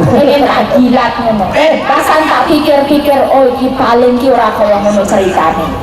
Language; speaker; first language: Javanese; non-native, local second language; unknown